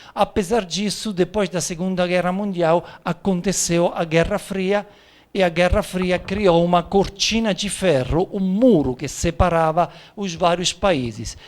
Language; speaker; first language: Portuguese; non-native, fluent; Italian